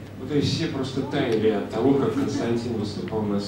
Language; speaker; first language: Russian; native; Russian